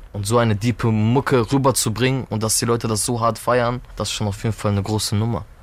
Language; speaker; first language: German; early bilingual, other home language; Turkish